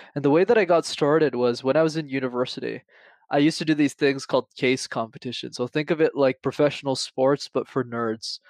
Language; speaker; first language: English; native; English